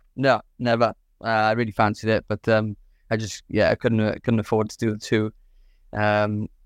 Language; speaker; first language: English; native; English